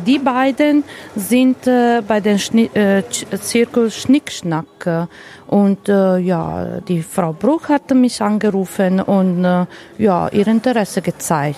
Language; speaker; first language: German; non-native, learner; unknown